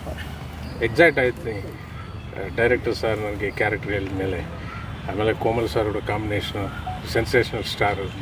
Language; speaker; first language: Kannada; non-native, learner; Telugu